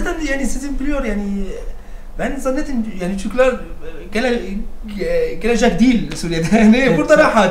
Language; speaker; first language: Turkish; non-native, learner; Arabic